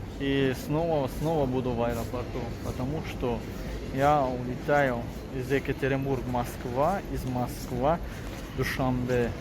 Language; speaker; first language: Russian; non-native, local second language; Tajik